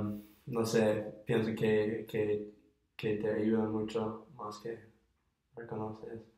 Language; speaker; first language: Spanish; non-native, fluent; English